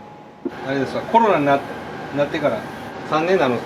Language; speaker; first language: Japanese; native; Japanese